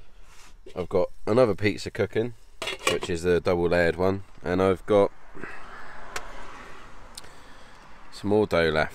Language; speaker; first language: English; native; English